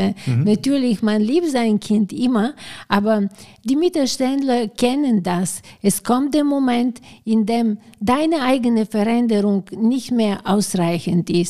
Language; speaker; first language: German; non-native, fluent; Bulgarian